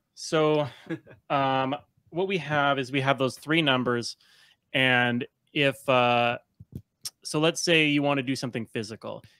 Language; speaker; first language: English; native; English